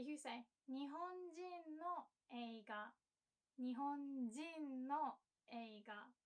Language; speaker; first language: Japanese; non-native, fluent; English